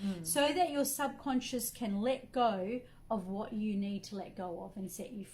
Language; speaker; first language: English; native; English